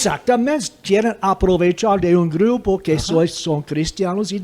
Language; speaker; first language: Spanish; non-native, fluent; English